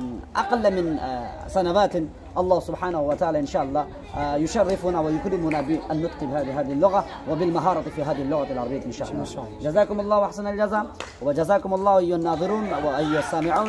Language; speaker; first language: Arabic; non-native, fluent; Urdu